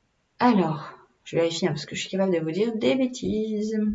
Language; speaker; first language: French; native; French